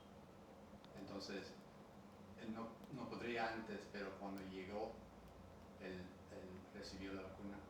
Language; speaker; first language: Spanish; early bilingual, heritage; English